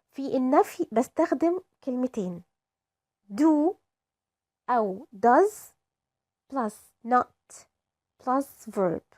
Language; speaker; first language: Arabic; native; Arabic